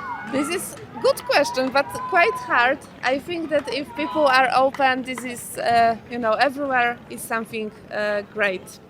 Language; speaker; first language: English; non-native, learner; Polish